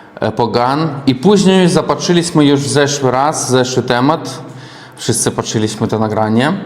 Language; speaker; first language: Polish; non-native, learner; Russian